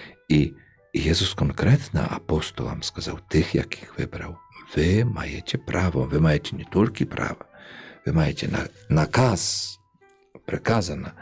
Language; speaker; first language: Polish; non-native, local second language; Belarusian